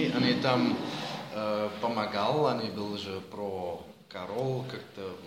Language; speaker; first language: Russian; non-native, learner; Dutch